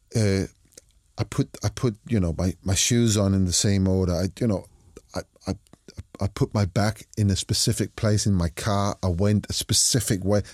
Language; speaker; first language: English; non-native, fluent; Danish